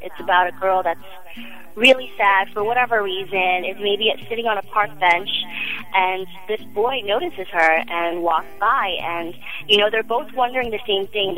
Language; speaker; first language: English; native; English